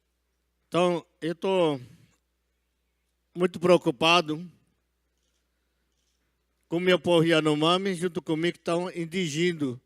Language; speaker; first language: Portuguese; non-native, local second language; Yanomámi